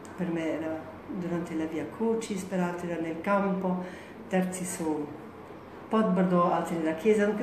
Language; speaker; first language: Italian; non-native, fluent; German